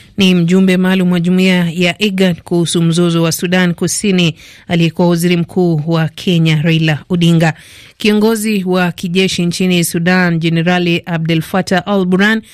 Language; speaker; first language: Swahili; native; Swahili